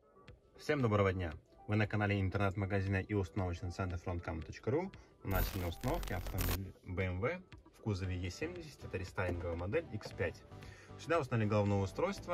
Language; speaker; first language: Russian; native; Russian